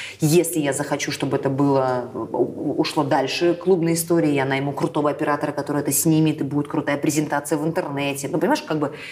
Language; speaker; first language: Russian; native; Russian